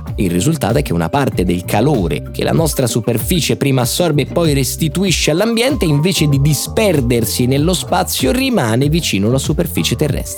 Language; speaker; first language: Italian; native; Italian